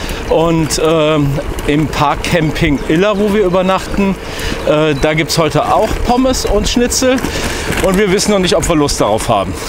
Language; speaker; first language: German; native; German